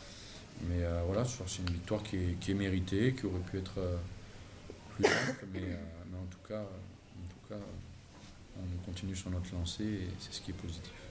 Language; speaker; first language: French; native; French